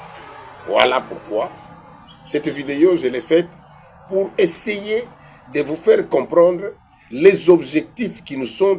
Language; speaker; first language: French; non-native, local second language; Kongo